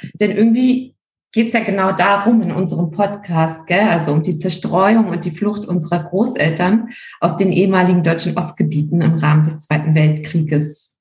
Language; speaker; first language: German; native; German